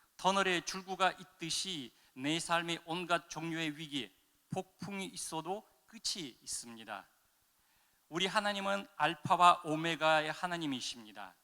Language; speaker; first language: Korean; non-native, fluent; Russian